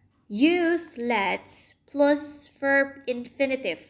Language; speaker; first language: English; non-native, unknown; Indonesian